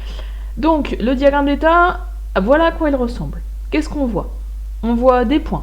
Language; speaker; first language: French; native; French